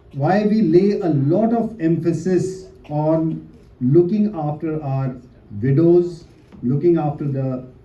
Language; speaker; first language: English; non-native, local second language; Hindi